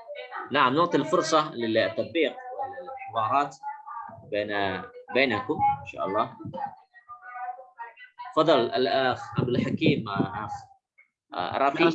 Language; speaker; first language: Arabic; non-native, fluent; Indonesian